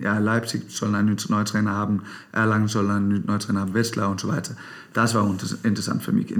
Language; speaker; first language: Danish; native; Danish